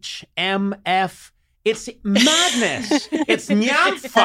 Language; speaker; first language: English; native; English